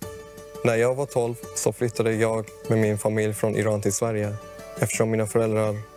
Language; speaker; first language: Swedish; early bilingual, other home language; Persian